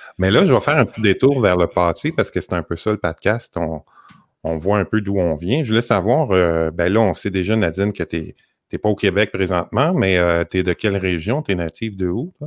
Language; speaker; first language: French; native; French